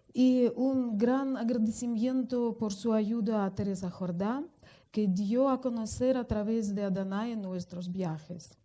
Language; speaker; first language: Spanish; non-native, fluent; Russian